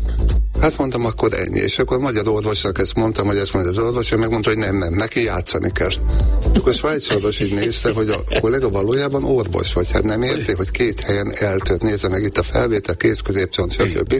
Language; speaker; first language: Hungarian; native; Hungarian